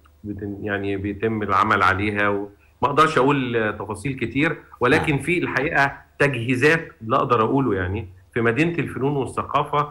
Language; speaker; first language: Arabic; native; Arabic